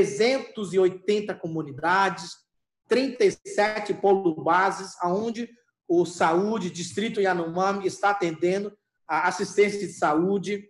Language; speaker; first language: Portuguese; non-native, local second language; Yanomámi